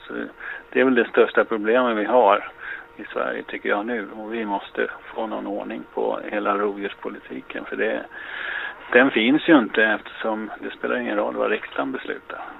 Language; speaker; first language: Swedish; native; Swedish